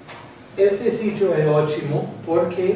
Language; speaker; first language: Portuguese; non-native, fluent; English